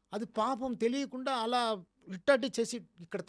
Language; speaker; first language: Telugu; non-native, learner; Tamil